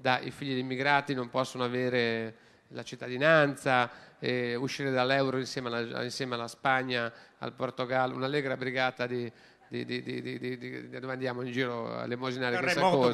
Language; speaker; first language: Italian; native; Italian